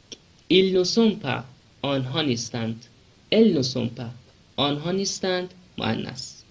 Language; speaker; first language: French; non-native, fluent; Persian